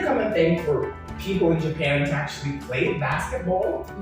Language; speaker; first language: English; non-native, fluent; Portuguese